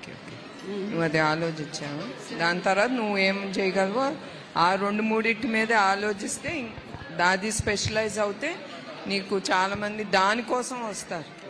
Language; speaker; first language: Telugu; native; Telugu